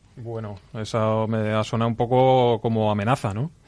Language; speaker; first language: Spanish; native; Spanish